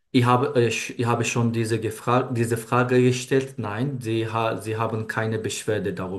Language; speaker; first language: German; non-native, learner; Turkish